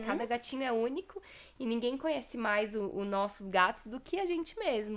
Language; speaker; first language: Portuguese; native; Portuguese